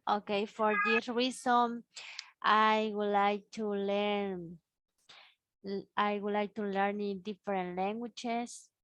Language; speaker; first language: English; non-native, learner; Spanish